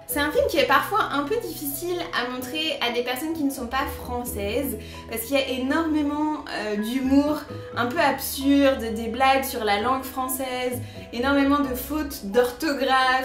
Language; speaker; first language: French; native; French